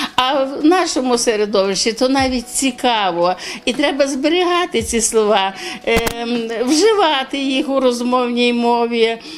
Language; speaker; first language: Ukrainian; native; Ukrainian